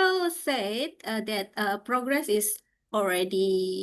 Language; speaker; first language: English; non-native, learner; Indonesian